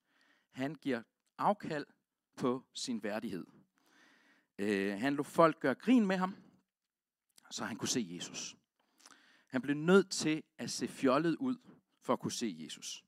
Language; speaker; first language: Danish; native; Danish